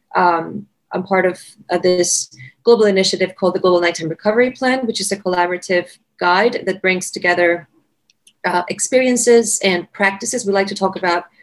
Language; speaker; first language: English; non-native, fluent; Spanish